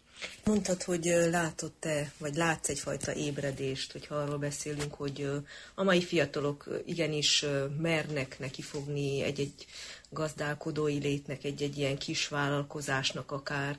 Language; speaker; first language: Hungarian; native; Hungarian